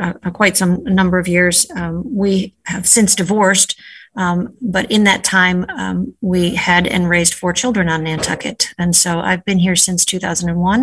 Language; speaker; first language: English; native; English